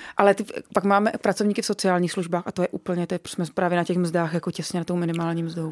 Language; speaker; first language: Czech; native; Czech